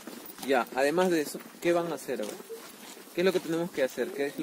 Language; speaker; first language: Spanish; native; Spanish